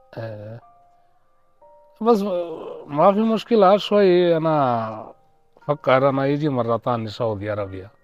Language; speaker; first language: Arabic; non-native, learner; Hindi